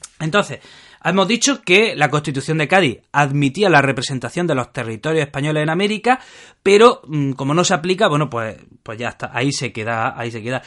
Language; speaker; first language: Spanish; native; Spanish